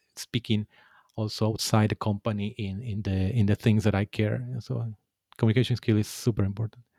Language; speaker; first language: English; non-native, fluent; Spanish